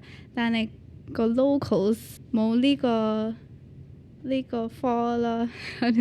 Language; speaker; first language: Cantonese; early bilingual, other home language; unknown